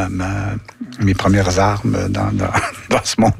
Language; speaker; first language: French; native; French